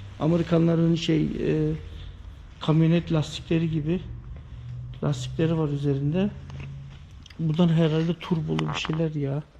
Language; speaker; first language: Turkish; early bilingual, heritage; Turkish